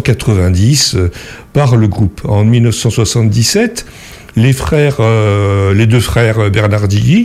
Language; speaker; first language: French; native; French